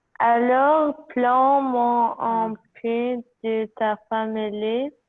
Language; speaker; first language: French; non-native, learner; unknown